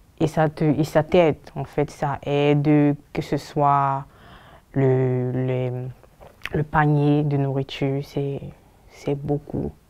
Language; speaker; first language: French; native; French